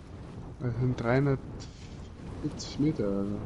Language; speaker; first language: German; native; German